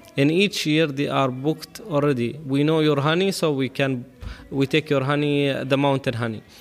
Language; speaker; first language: English; non-native, learner; Arabic